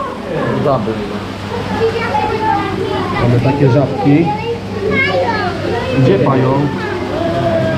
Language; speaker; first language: Polish; native; Polish